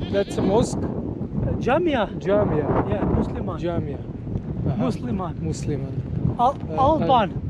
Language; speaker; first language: English; non-native, learner; Hungarian